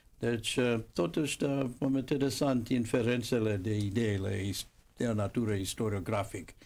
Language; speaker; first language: Romanian; non-native, fluent; English